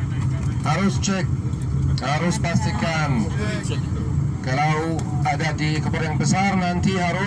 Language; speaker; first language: Indonesian; non-native, learner; Arabic